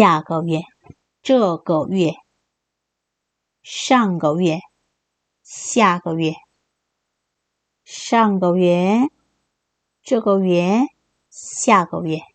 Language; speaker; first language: Chinese; non-native, fluent; Korean